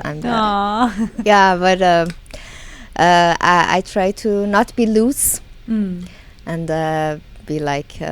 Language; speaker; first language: English; non-native, learner; Persian